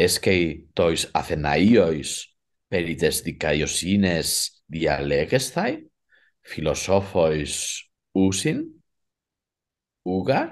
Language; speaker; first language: Greek; non-native, fluent; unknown